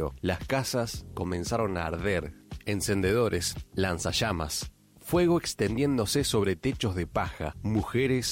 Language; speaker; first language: Spanish; native; Spanish